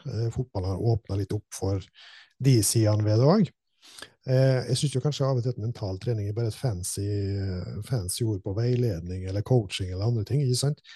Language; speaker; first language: Norwegian; native; Norwegian